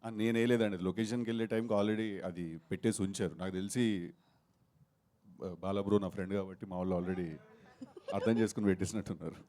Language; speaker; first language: Telugu; native; Telugu